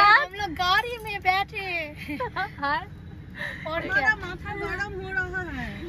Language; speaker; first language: Hindi; non-native, local second language; Bangla